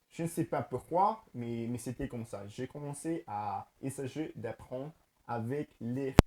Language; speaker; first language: French; non-native, learner; Spanish